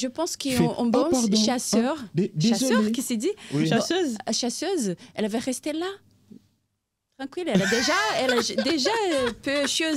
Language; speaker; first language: French; non-native, fluent; Portuguese